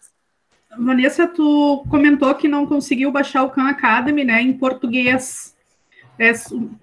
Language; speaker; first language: Portuguese; native; Portuguese